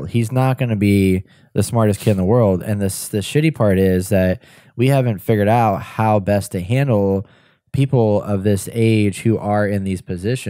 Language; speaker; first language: English; native; English